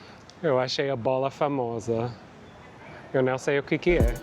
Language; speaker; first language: Portuguese; non-native, fluent; English